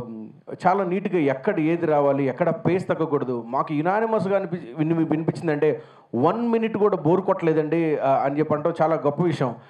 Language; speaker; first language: Telugu; native; Telugu